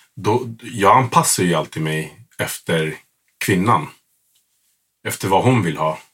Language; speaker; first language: Swedish; native; Swedish